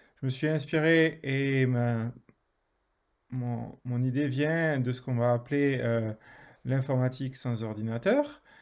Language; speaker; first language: French; native; French